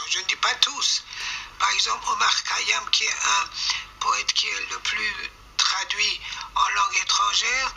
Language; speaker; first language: French; non-native, fluent; Persian